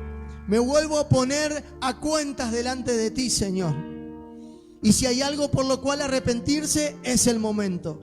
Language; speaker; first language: Spanish; native; Spanish